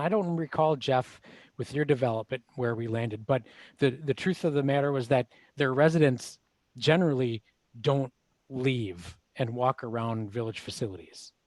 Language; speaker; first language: English; native; English